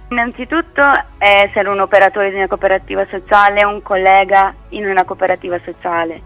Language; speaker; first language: Italian; non-native, fluent; Portuguese